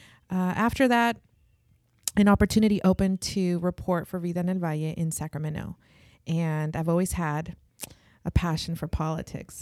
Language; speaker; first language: English; early bilingual, other home language; Spanish